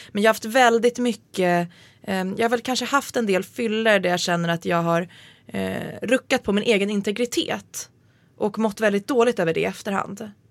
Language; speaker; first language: Swedish; native; Swedish